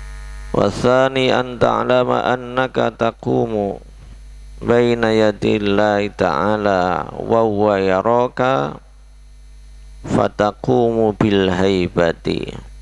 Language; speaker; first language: Arabic; non-native, fluent; Javanese